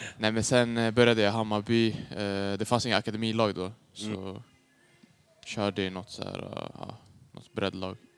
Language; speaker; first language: Swedish; early bilingual, other home language; Turkish